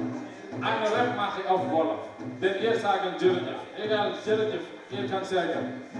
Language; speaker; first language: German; non-native, learner; Wolof